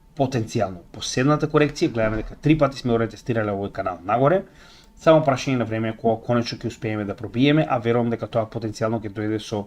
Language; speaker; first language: Macedonian; native; Macedonian